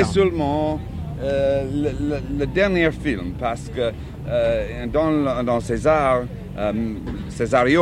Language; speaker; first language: French; non-native, learner; English